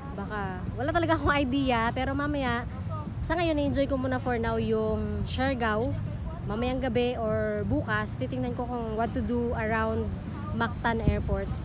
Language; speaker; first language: Filipino; native; Filipino